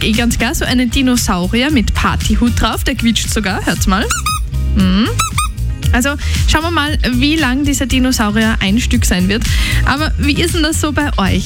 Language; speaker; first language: German; native; German